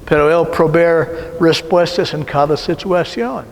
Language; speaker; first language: Spanish; non-native, learner; English